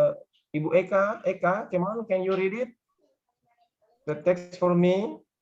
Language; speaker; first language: English; non-native, learner; Indonesian